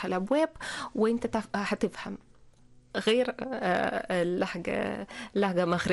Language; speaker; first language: Arabic; non-native, fluent; Russian